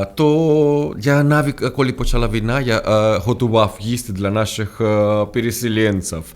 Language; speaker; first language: Ukrainian; non-native, fluent; Spanish